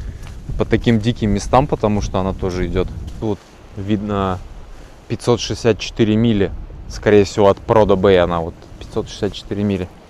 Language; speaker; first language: Russian; native; Russian